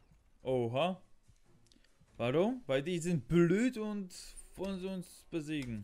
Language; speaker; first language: German; non-native, learner; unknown